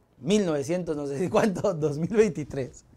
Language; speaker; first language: Spanish; native; Spanish